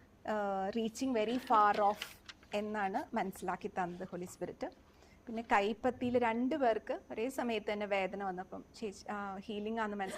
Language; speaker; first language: Malayalam; native; Malayalam